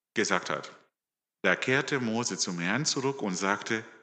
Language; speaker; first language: German; non-native, fluent; Shona